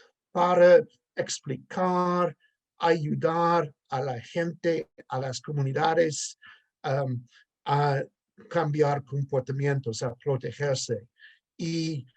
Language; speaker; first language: Spanish; non-native, fluent; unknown